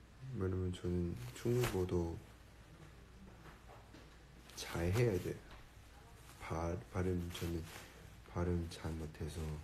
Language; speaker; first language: Korean; non-native, learner; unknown